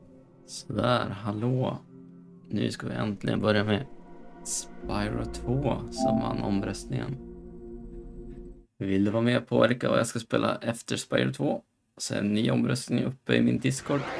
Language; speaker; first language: Swedish; native; Swedish